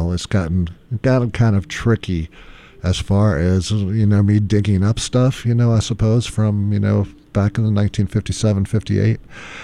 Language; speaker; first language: English; native; English